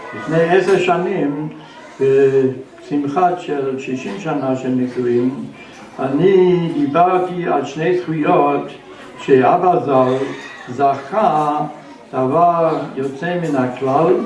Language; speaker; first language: Hebrew; non-native, fluent; German